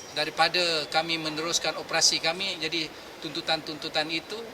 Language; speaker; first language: Malay; native; Malay